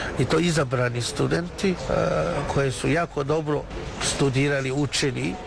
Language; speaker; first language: Serbian; non-native, learner; Chinese